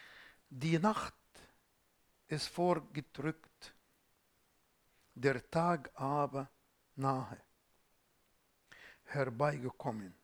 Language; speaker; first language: German; non-native, fluent; Arabic